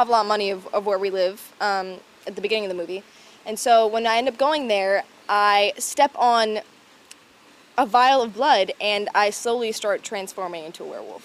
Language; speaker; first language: English; native; English